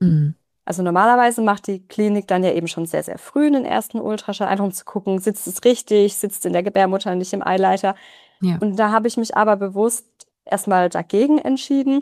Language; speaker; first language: German; native; German